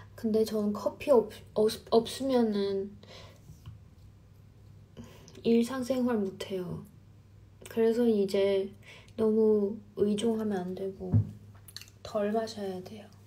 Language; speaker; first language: Korean; non-native, fluent; Chinese